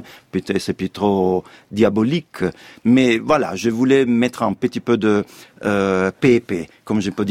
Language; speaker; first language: French; non-native, fluent; Italian